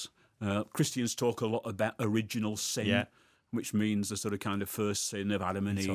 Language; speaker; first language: English; native; English